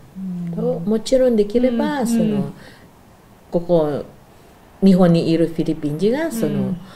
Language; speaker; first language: Japanese; non-native, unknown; Filipino